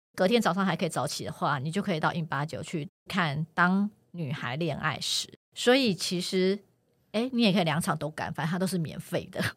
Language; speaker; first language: Chinese; native; Chinese